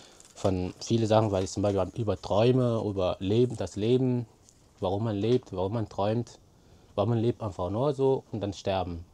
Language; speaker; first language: German; non-native, fluent; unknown